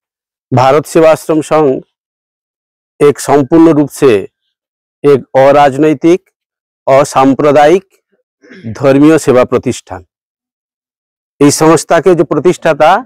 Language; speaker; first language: Hindi; non-native, local second language; Bangla